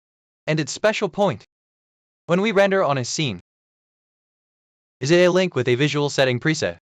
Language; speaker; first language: English; non-native, learner; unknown